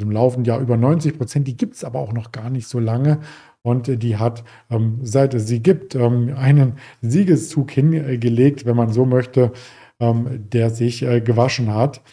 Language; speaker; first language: German; native; German